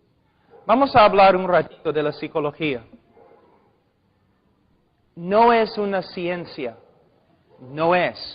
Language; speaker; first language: Spanish; non-native, fluent; English